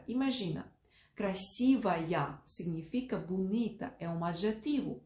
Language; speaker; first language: Portuguese; non-native, fluent; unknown